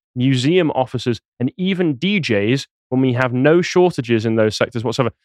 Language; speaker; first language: English; native; English